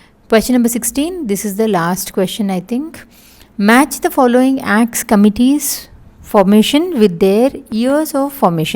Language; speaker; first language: English; non-native, local second language; Telugu